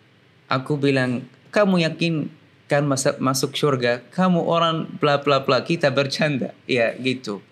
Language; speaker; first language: Indonesian; non-native, fluent; Arabic